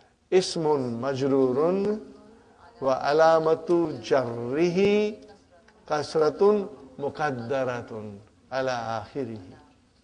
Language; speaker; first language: Arabic; non-native, fluent; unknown